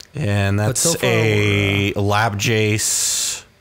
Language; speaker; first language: English; native; English